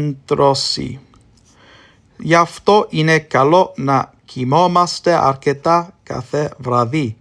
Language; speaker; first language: Greek; non-native, learner; English